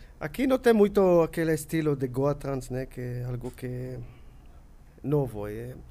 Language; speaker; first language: Portuguese; non-native, learner; Hebrew